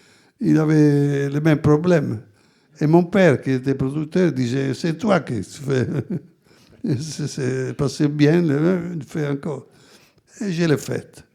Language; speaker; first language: French; non-native, fluent; Italian